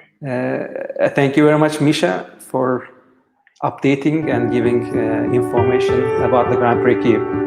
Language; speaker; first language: English; non-native, fluent; Turkish